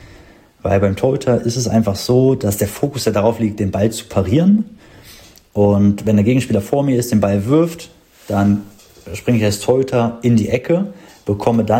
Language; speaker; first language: German; native; German